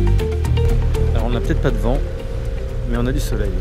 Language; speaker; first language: French; native; French